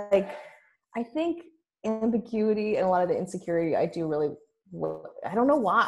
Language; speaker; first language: English; native; English